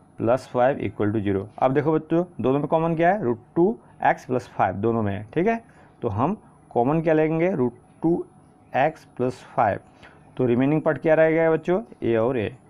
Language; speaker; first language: Hindi; non-native, local second language; Assamese